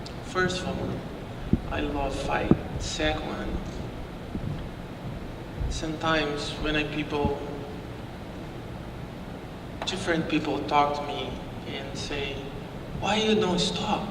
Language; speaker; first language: English; non-native, learner; Portuguese